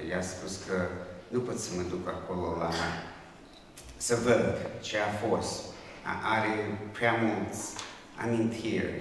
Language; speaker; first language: Romanian; non-native, local second language; Hungarian